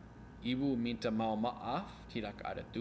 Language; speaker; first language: Indonesian; non-native, learner; English